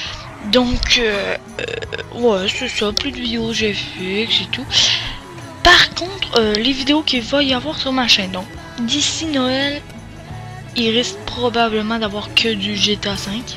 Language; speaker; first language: French; native; French